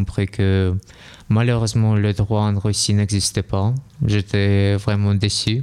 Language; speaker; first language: French; non-native, fluent; Russian